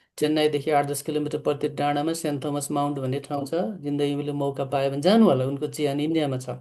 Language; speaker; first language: Nepali; native; Nepali